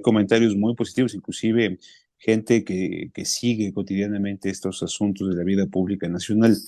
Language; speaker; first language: Spanish; native; Spanish